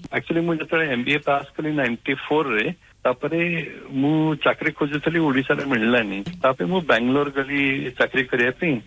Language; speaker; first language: Odia; non-native, local second language; Marathi